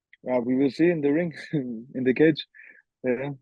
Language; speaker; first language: English; non-native, learner; German